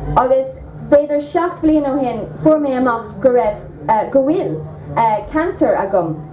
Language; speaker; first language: Irish; non-native, local second language; English